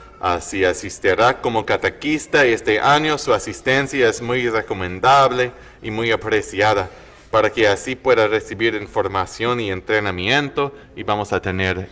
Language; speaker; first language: Spanish; non-native, learner; English